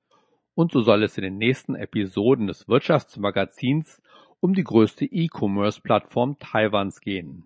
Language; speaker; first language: German; native; German